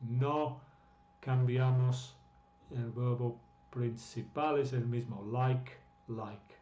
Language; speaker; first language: Spanish; non-native, fluent; English